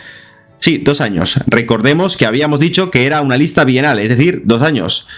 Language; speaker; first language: Spanish; native; Spanish